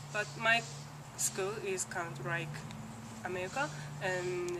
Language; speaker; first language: English; non-native, learner; Japanese